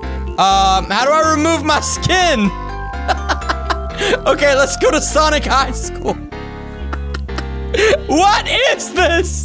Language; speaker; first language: English; native; English